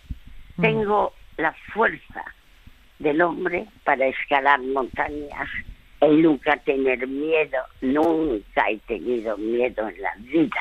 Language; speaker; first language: Spanish; early bilingual, other home language; French